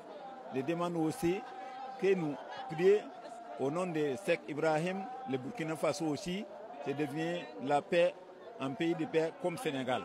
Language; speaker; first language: French; non-native, local second language; Mossi